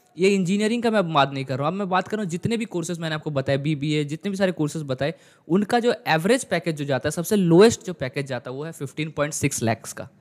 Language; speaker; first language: Hindi; native; Hindi